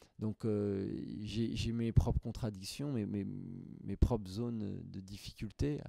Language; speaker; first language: French; native; French